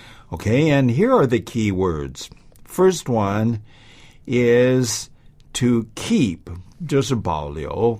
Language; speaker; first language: English; native; English